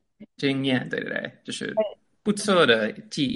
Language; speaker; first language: Chinese; non-native, fluent; English